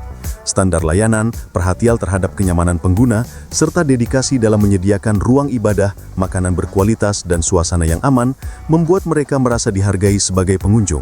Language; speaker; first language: Indonesian; native; Indonesian